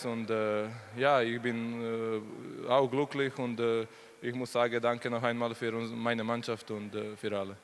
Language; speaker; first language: German; non-native, learner; Croatian